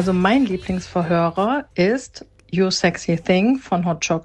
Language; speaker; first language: German; native; German